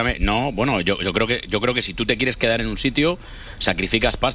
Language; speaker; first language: Spanish; native; Spanish